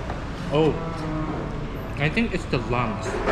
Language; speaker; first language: English; non-native, fluent; Korean